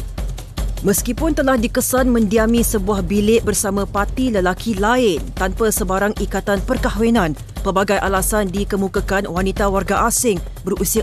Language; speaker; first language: Malay; native; Malay